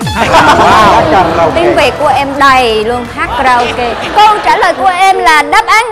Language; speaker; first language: Vietnamese; non-native, learner; Khmer